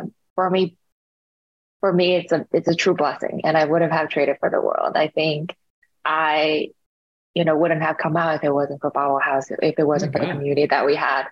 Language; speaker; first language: English; native; English